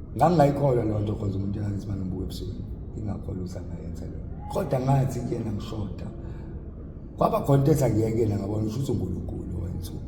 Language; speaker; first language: Zulu; native; Zulu